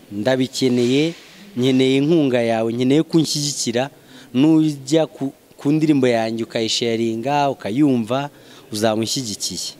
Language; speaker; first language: Kinyarwanda; native; Kinyarwanda